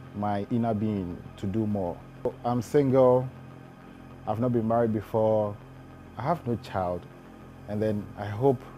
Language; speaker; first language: English; non-native, local second language; Ewe